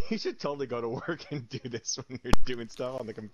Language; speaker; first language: English; native; English